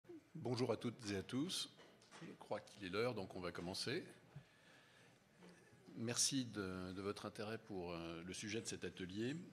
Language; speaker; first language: French; native; French